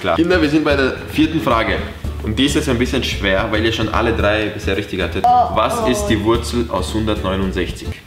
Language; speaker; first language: German; native; German